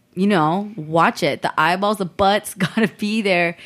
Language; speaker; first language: English; early bilingual, other home language; Korean